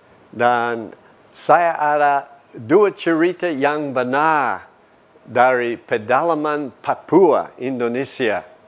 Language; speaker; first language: Indonesian; non-native, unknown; English